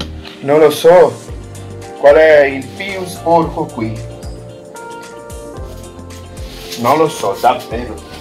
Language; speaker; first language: Italian; non-native, learner; Portuguese